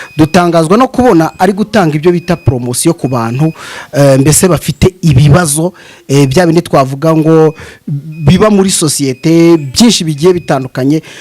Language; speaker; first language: Kinyarwanda; native; Kinyarwanda